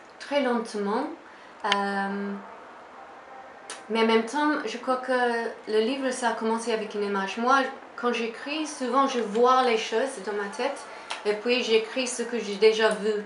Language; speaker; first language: French; non-native, fluent; English